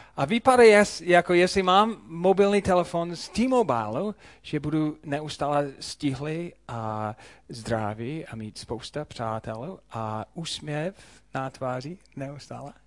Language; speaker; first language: Czech; non-native, fluent; English